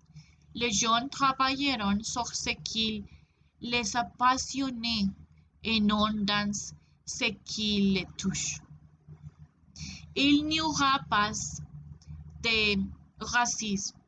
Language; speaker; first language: French; non-native, learner; Spanish